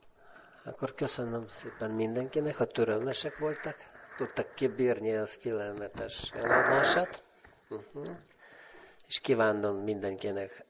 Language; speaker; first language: Hungarian; non-native, fluent; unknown